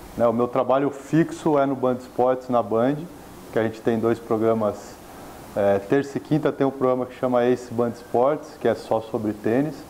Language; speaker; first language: Portuguese; native; Portuguese